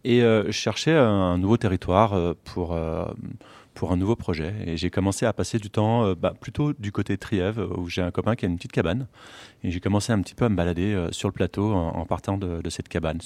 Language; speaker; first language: French; native; French